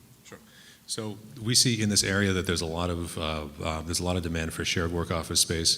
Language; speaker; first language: English; native; English